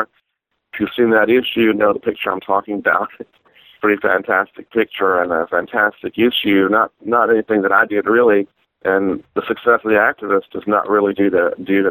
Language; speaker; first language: English; native; English